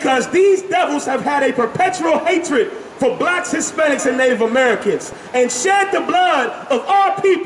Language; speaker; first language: English; native; English